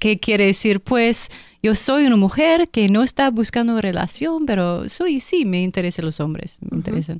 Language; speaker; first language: Spanish; non-native, fluent; English